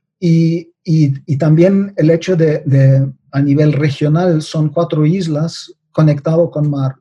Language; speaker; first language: Spanish; non-native, fluent; German